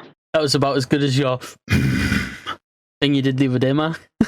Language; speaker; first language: English; native; English